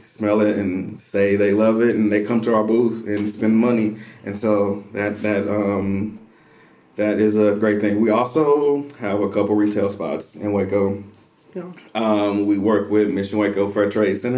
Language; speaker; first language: English; native; English